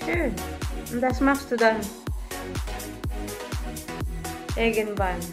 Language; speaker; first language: German; non-native, learner; Filipino